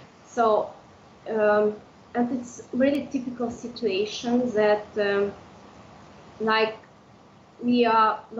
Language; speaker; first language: English; non-native, fluent; Udmurt